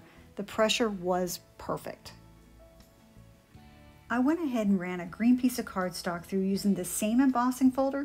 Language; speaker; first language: English; native; English